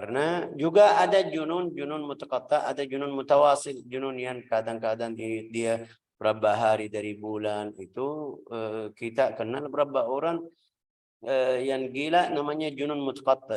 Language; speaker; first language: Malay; non-native, fluent; Arabic